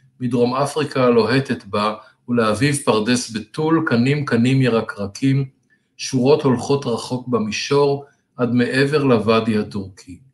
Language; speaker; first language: Hebrew; native; Hebrew